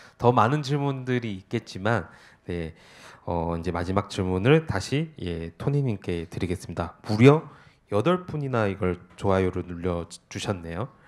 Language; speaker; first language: Korean; native; Korean